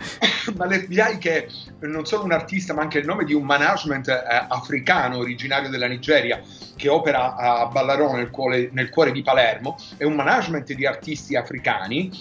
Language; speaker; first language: Italian; native; Italian